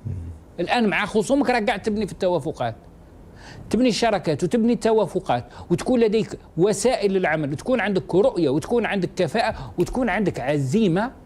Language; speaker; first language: Arabic; native; Arabic